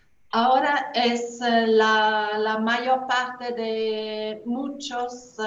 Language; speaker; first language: Spanish; non-native, fluent; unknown